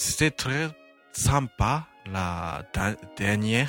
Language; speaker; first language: French; non-native, learner; Japanese